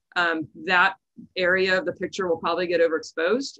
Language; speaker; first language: English; native; English